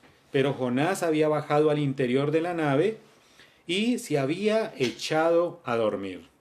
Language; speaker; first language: Spanish; native; Spanish